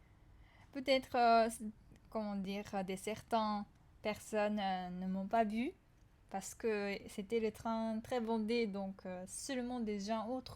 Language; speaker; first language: French; non-native, fluent; Japanese